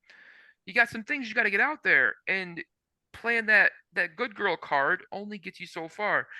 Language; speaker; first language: English; native; English